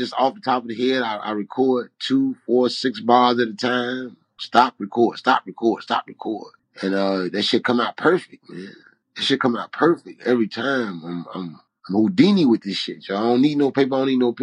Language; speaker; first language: English; native; English